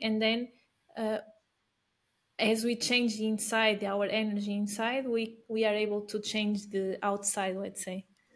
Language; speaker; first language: English; non-native, fluent; Portuguese